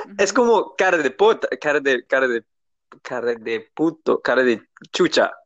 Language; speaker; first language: Spanish; non-native, learner; English